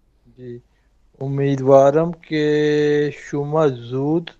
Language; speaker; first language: Persian; non-native, learner; Urdu